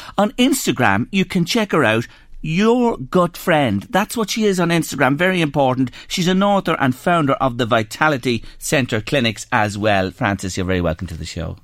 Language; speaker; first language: English; native; English